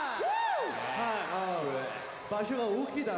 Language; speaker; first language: Japanese; non-native, learner; Korean